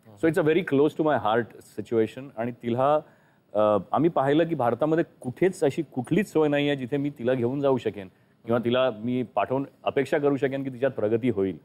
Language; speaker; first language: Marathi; native; Marathi